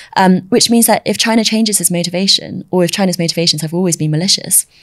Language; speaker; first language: English; early bilingual, other home language; Chinese